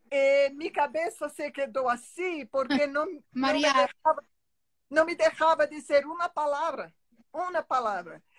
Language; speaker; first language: Spanish; non-native, learner; Portuguese